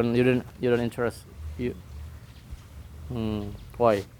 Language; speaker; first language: English; non-native, learner; Indonesian